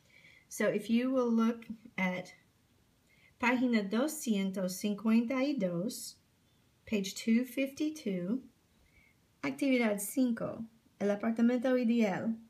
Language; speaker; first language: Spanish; non-native, fluent; English